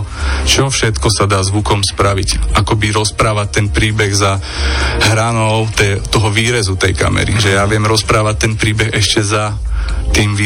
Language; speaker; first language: Slovak; native; Slovak